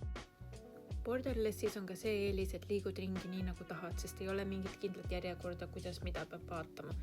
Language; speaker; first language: Estonian; native; Estonian